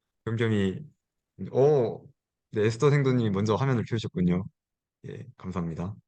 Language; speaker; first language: Korean; native; Korean